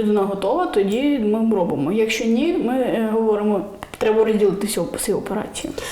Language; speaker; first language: Ukrainian; non-native, local second language; Russian